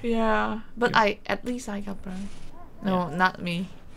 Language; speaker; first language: English; non-native, learner; Korean